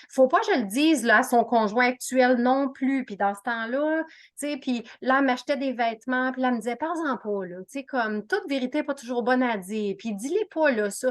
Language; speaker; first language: French; native; French